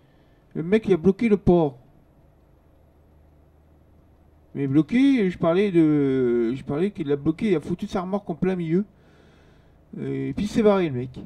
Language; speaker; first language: French; native; French